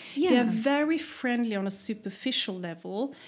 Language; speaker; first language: English; non-native, fluent; German